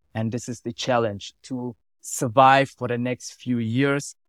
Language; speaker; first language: English; non-native, learner; German